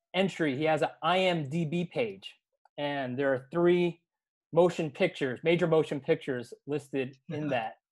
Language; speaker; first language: English; native; English